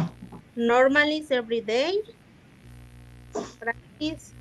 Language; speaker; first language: English; non-native, learner; Spanish